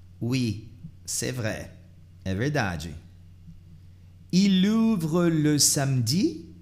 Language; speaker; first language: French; non-native, fluent; Portuguese